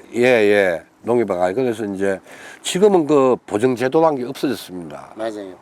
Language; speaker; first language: Korean; native; Korean